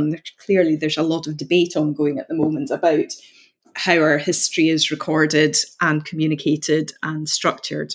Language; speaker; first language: English; native; English